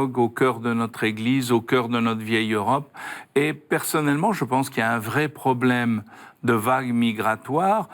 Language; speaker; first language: French; native; French